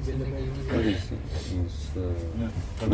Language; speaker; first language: English; non-native, learner; Slovenian